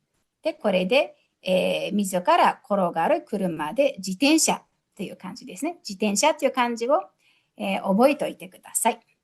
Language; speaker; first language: Japanese; non-native, fluent; Mongolian